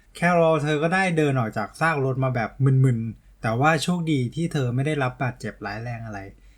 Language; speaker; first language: Thai; native; Thai